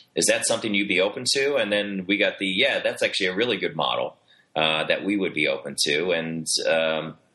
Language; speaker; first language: English; native; English